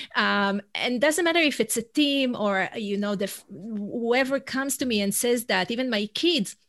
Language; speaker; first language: English; non-native, fluent; Hebrew